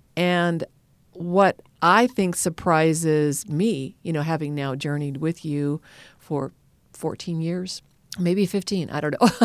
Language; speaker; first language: English; native; English